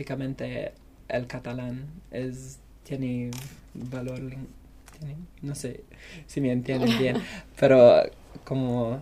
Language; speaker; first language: Spanish; non-native, learner; English